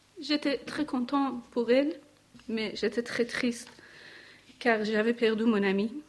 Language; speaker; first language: French; non-native, learner; Persian